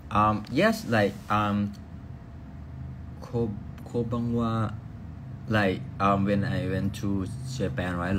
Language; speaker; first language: English; non-native, learner; Thai